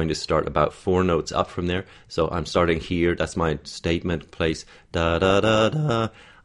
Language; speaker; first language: English; native; English